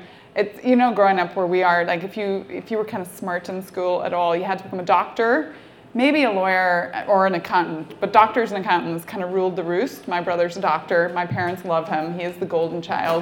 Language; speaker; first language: English; native; English